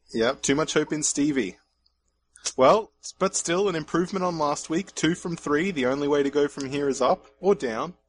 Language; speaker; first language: English; native; English